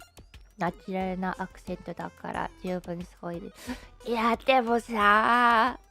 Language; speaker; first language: Japanese; non-native, learner; English